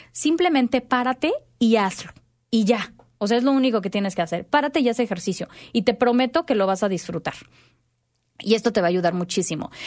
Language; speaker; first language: Spanish; native; Spanish